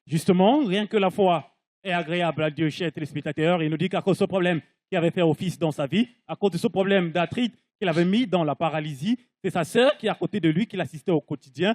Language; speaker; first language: French; non-native, local second language; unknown